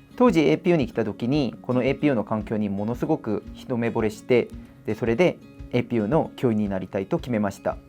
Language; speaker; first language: Japanese; non-native, fluent; Korean